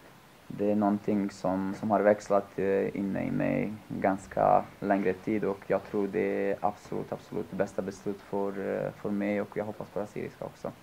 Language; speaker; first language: Swedish; non-native, fluent; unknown